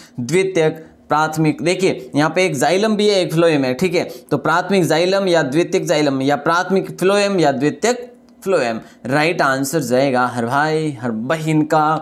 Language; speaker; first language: Hindi; native; Hindi